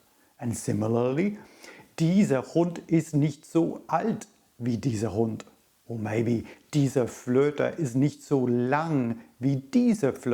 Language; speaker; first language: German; non-native, fluent; English